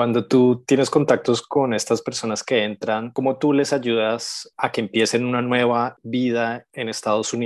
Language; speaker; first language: Spanish; native; Spanish